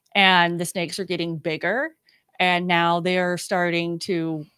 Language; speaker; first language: English; native; English